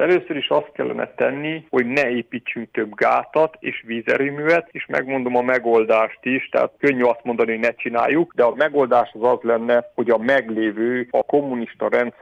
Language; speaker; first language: Hungarian; native; Hungarian